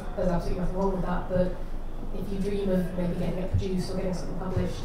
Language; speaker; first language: English; native; English